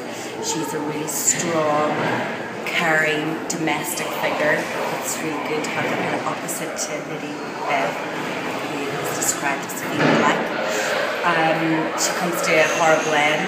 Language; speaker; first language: English; native; English